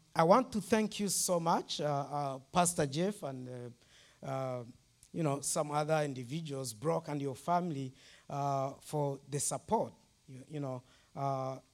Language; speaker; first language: English; non-native, local second language; Kinyarwanda